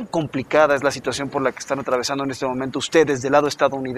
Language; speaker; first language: Spanish; native; Spanish